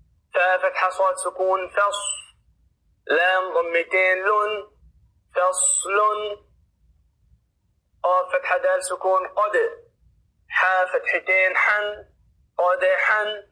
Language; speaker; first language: Arabic; non-native, fluent; Oromo